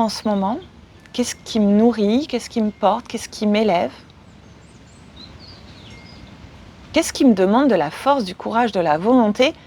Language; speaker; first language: French; native; French